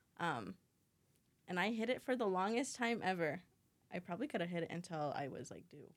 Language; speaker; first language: English; native; English